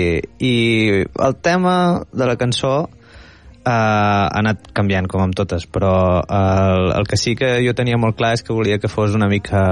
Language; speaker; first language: Catalan; native; Catalan